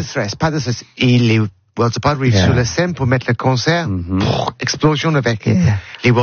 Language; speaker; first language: French; non-native, learner; English